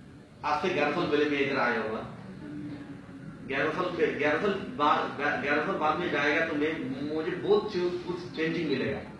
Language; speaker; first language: Hindi; non-native, learner; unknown